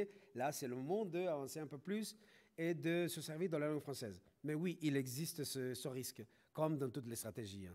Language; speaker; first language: French; non-native, fluent; Spanish